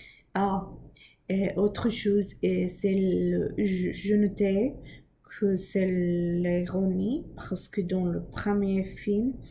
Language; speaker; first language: French; non-native, learner; English